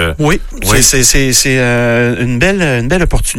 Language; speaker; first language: French; native; French